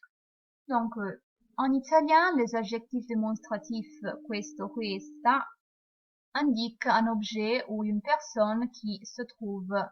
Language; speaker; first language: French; non-native, fluent; Italian